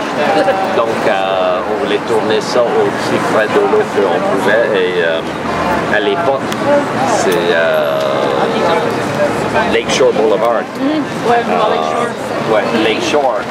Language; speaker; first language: French; non-native, local second language; English